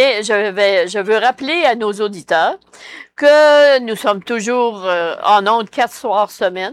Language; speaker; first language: French; native; French